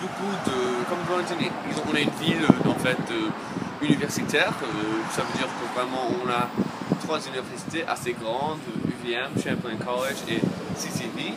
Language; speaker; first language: French; non-native, fluent; English